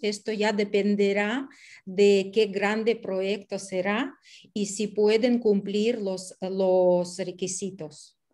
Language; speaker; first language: Spanish; non-native, fluent; Russian